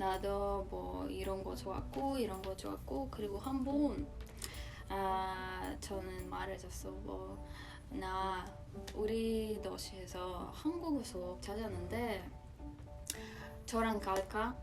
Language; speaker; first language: Korean; non-native, learner; Russian